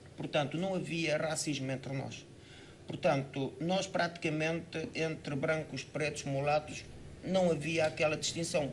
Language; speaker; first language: Portuguese; native; Portuguese